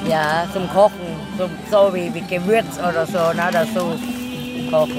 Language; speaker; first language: German; non-native, learner; Thai